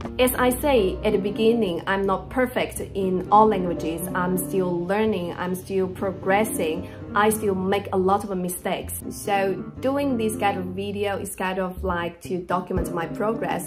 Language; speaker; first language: English; non-native, fluent; Chinese